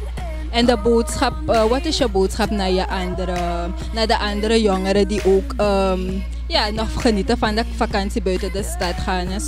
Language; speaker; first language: Dutch; native; Dutch